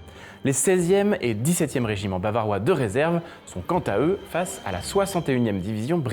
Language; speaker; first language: French; native; French